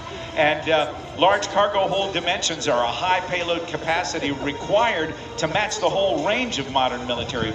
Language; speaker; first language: English; native; English